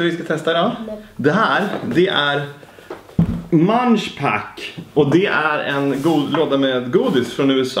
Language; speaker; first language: Swedish; native; Swedish